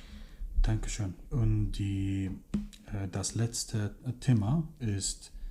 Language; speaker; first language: German; non-native, fluent; Kurdish